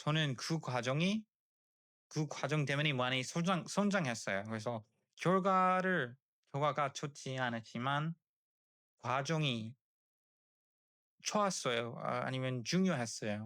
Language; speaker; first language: Korean; non-native, learner; English